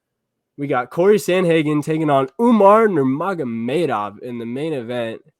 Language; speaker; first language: English; native; English